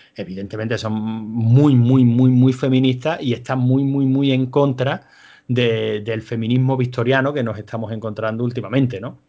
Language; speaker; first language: Spanish; native; Spanish